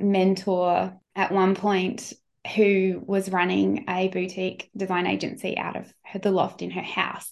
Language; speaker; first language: English; native; English